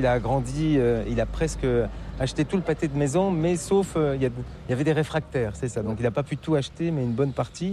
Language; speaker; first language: French; native; French